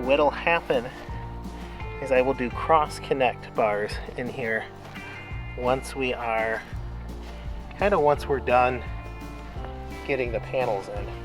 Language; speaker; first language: English; native; English